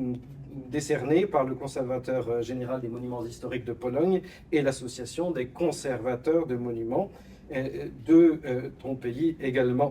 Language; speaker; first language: French; native; French